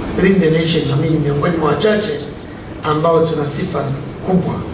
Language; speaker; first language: English; non-native, local second language; Swahili